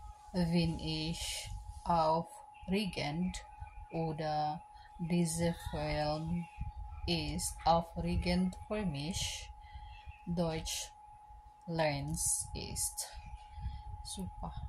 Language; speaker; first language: German; non-native, learner; Filipino